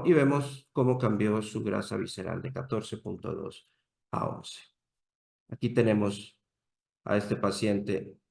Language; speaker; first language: Spanish; native; Spanish